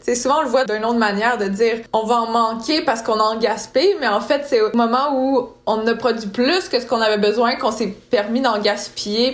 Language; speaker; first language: French; native; French